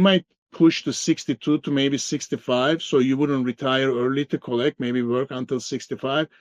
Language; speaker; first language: English; non-native, fluent; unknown